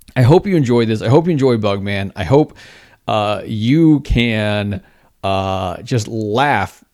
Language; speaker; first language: English; native; English